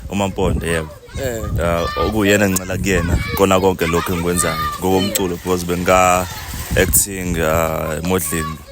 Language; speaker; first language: Zulu; native; Zulu